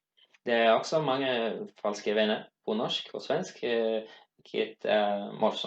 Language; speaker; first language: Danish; non-native, learner; Swedish